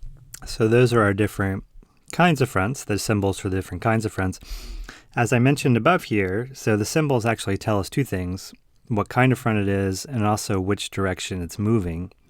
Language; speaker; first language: English; native; English